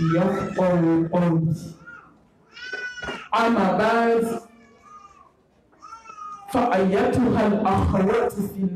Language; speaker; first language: Arabic; non-native, fluent; Dyula